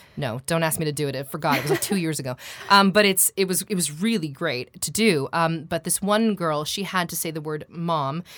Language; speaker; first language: English; native; English